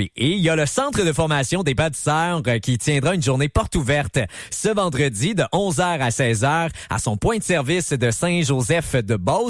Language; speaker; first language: French; native; French